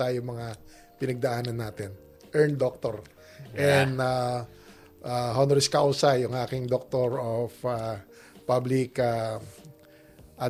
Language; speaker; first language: Filipino; native; Filipino